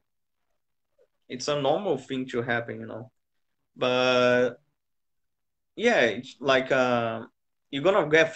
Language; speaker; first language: English; non-native, fluent; Portuguese